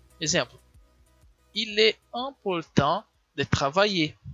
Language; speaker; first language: French; non-native, learner; Portuguese